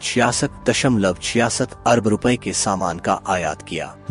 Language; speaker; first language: Hindi; non-native, local second language; Nepali